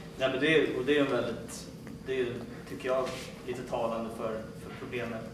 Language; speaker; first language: Swedish; native; Swedish